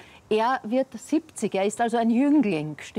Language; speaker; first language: German; native; German